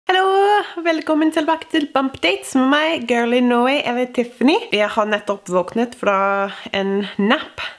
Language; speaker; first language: Norwegian; non-native, fluent; English